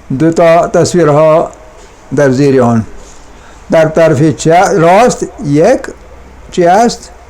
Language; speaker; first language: Persian; non-native, fluent; Urdu